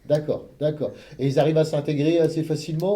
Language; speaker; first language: French; native; French